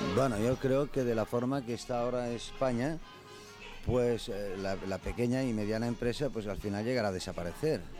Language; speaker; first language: Spanish; non-native, local second language; Catalan